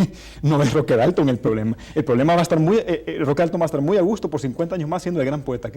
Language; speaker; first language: Spanish; native; Spanish